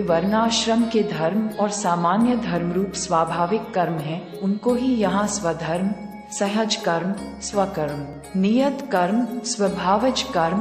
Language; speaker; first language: Hindi; native; Hindi